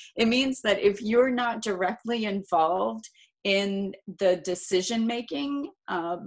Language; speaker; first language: English; native; English